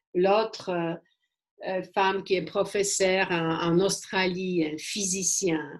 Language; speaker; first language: French; non-native, fluent; Polish